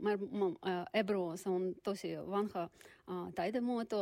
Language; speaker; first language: Finnish; non-native, learner; Russian